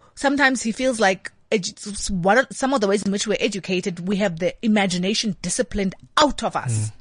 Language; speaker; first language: English; non-native, local second language; Xhosa